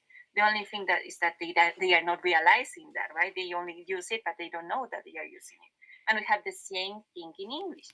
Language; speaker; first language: English; non-native, fluent; Spanish